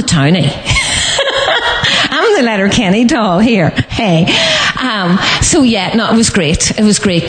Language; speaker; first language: English; native; English